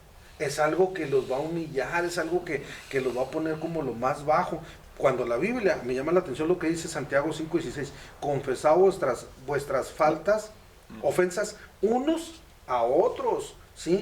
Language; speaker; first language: Spanish; native; Spanish